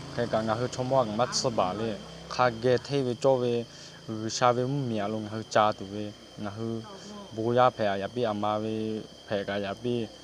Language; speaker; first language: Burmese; non-native, local second language; Lahu